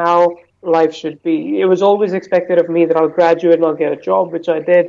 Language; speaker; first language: English; non-native, local second language; Hindi